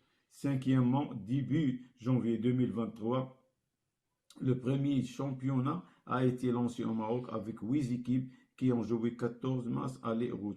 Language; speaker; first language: French; non-native, local second language; Arabic